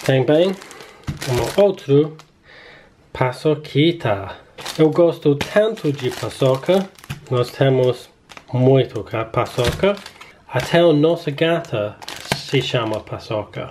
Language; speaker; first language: Portuguese; non-native, learner; English